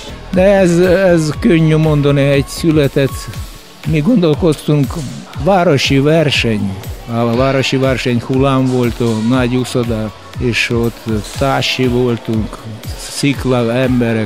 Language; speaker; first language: Hungarian; non-native, learner; Russian